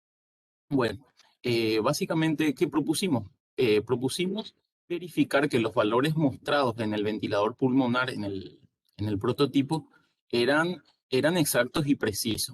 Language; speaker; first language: Spanish; native; Spanish